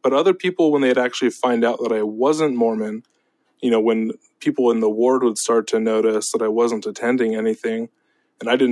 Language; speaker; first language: English; native; English